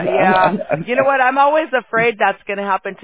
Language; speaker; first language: English; native; English